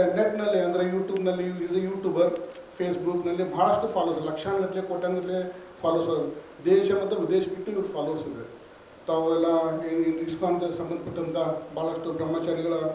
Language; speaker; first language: Kannada; native; Kannada